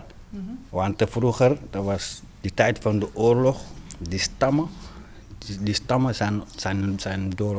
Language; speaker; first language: Dutch; non-native, learner; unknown